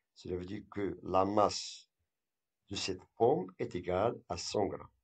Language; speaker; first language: French; non-native, local second language; Arabic